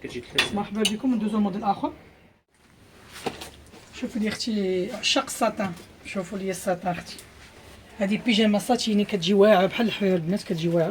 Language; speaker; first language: Arabic; native; Arabic